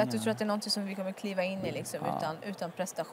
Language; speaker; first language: Swedish; native; Swedish